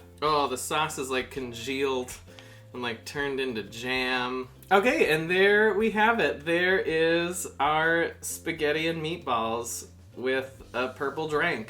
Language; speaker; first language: English; native; English